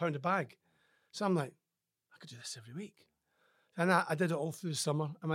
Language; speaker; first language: English; native; English